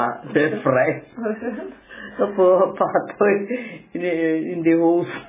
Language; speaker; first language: Italian; non-native, local second language; German